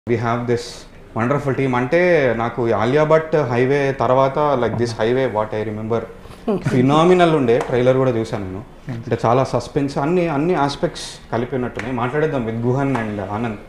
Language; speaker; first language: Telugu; native; Telugu